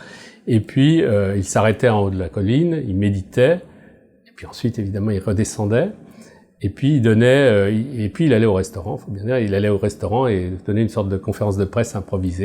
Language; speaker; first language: French; native; French